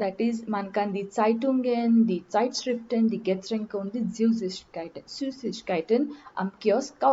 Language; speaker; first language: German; non-native, learner; Marathi